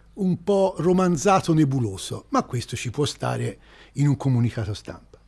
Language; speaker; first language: Italian; native; Italian